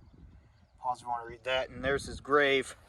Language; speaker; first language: English; native; English